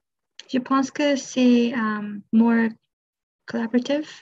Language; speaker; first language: French; non-native, fluent; English